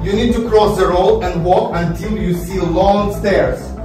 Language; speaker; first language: English; non-native, fluent; Russian